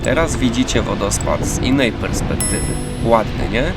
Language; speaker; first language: Polish; native; Polish